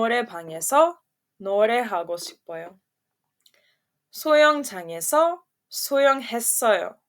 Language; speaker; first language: Korean; non-native, fluent; Serbian